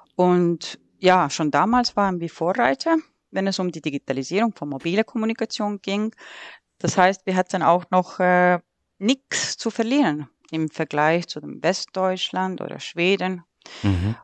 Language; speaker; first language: German; non-native, fluent; Estonian